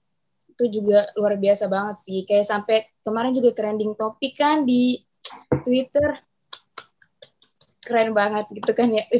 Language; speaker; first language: Indonesian; native; Indonesian